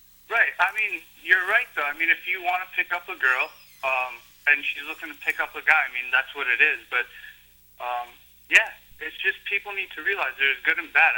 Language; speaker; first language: English; early bilingual, other home language; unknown